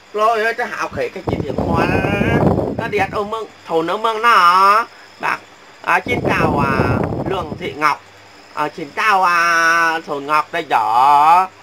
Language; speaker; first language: Vietnamese; non-native, local second language; Muong